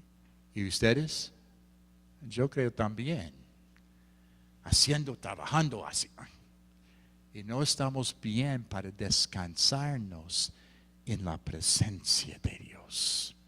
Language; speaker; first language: Spanish; non-native, fluent; English